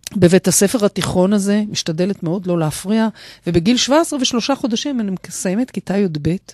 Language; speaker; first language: Hebrew; native; Hebrew